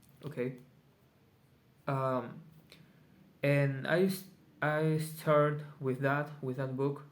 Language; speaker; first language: English; non-native, learner; Spanish